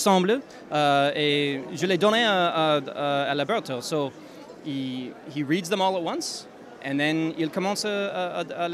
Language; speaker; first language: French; non-native, learner; English